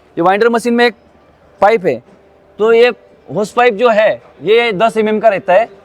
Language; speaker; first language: Hindi; non-native, local second language; Marathi